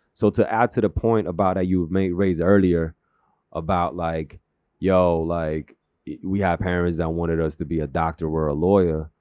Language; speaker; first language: English; early bilingual, other home language; Korean